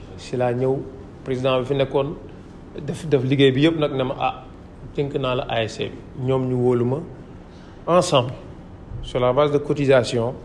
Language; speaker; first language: Wolof; native; Wolof